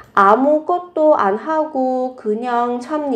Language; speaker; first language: Korean; non-native, fluent; Vietnamese